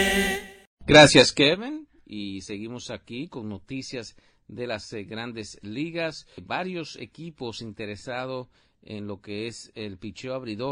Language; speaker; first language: Spanish; native; Spanish